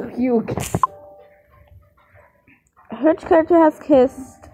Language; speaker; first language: English; native; English